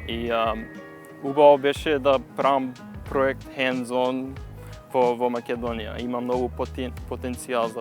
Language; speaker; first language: Macedonian; early bilingual, heritage; Macedonian